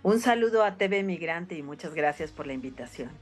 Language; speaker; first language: Spanish; native; Spanish